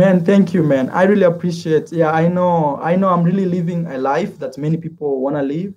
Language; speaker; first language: English; non-native, fluent; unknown